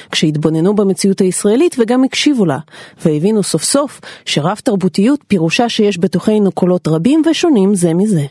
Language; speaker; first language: Hebrew; non-native, fluent; Russian